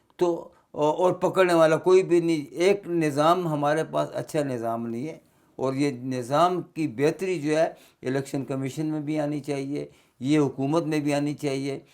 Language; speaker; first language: Urdu; non-native, local second language; Pashto